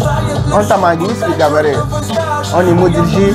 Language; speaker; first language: Russian; non-native, learner; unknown